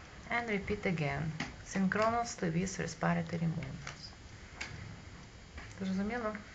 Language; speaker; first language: English; non-native, fluent; Ukrainian